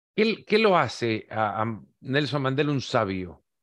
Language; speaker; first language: Spanish; native; Spanish